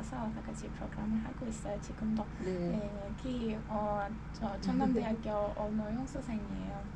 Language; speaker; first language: Korean; non-native, fluent; Georgian